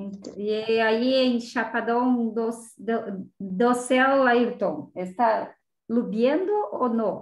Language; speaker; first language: Spanish; non-native, learner; Portuguese